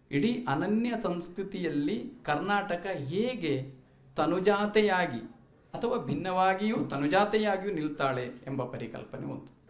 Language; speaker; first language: Kannada; non-native, local second language; Malayalam